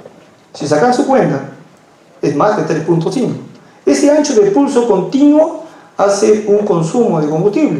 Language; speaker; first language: Spanish; native; Spanish